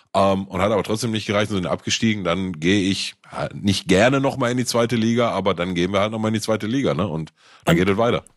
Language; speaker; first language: German; native; German